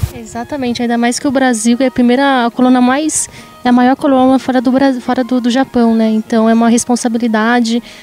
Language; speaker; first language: Portuguese; native; Portuguese